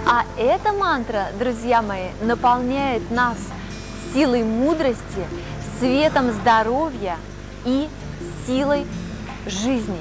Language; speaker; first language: Russian; native; Russian